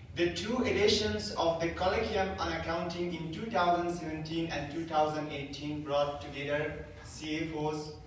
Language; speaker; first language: English; non-native, fluent; Persian